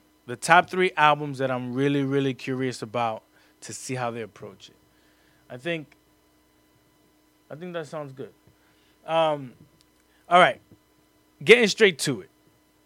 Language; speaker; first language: English; native; English